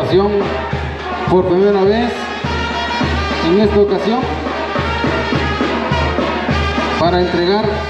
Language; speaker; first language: Spanish; native; Spanish